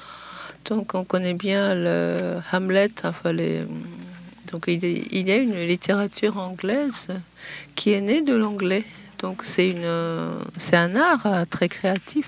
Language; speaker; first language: French; non-native, fluent; Japanese